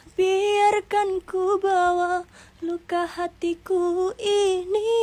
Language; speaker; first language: Indonesian; non-native, local second language; Javanese